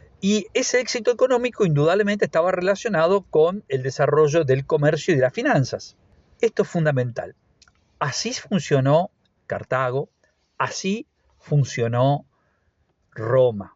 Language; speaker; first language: Spanish; native; Spanish